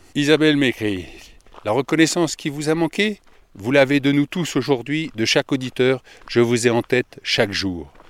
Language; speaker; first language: French; native; French